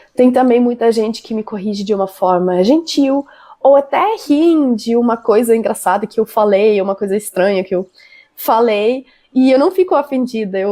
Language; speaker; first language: Portuguese; non-native, fluent; German